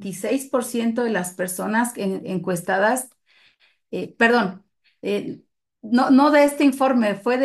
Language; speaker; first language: Spanish; native; Spanish